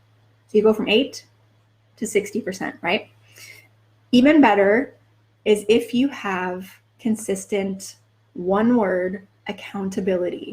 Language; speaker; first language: English; native; English